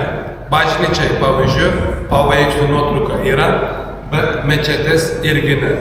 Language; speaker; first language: Lithuanian; non-native, learner; Turkish